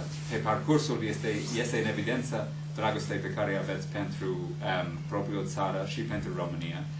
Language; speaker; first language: Romanian; non-native, fluent; English